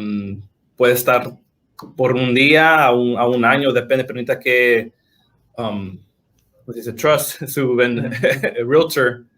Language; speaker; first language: Spanish; early bilingual, heritage; Spanish